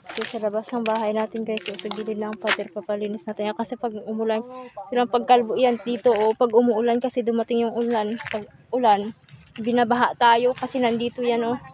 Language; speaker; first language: Filipino; non-native, local second language; Hiligaynon